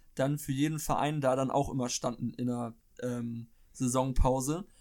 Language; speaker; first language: German; native; German